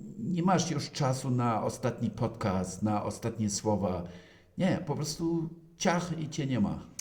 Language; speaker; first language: Polish; non-native, fluent; German